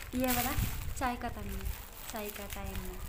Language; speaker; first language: Hindi; non-native, local second language; Bodo